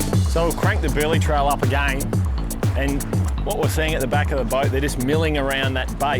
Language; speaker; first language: English; native; English